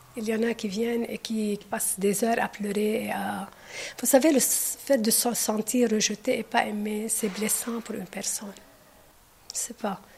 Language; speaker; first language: French; non-native, local second language; Arabic